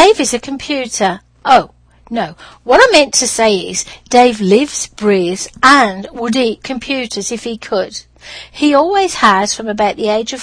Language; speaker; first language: English; native; English